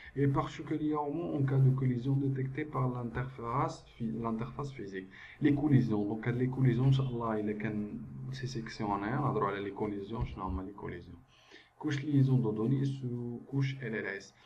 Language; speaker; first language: French; non-native, local second language; Arabic